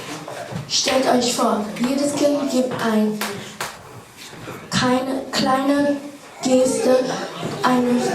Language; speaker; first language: German; early bilingual, other home language; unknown